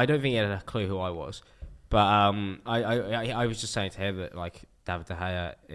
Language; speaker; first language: English; native; English